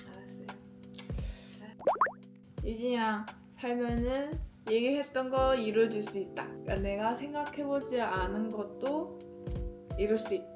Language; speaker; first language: Korean; non-native, fluent; Chinese